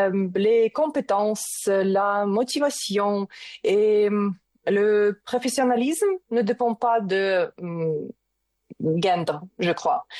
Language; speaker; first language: French; non-native, learner; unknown